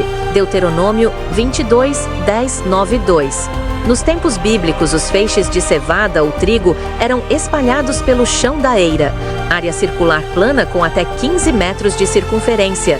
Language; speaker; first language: Portuguese; native; Portuguese